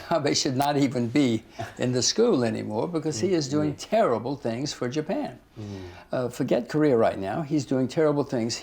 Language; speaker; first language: English; native; English